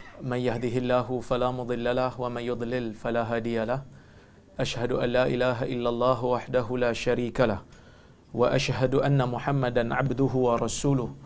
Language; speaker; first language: Malay; native; Malay